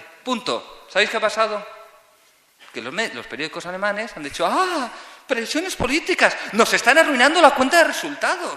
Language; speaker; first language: Spanish; native; Spanish